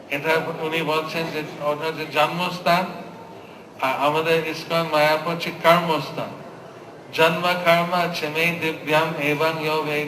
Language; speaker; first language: Bangla; non-native, fluent; English